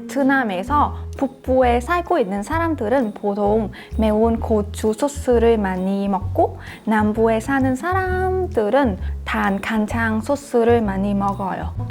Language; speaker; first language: Korean; non-native, fluent; Vietnamese